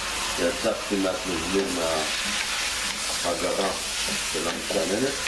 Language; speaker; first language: Hebrew; native; Hebrew